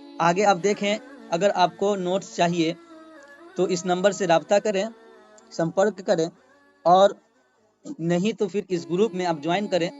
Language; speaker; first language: Urdu; native; Urdu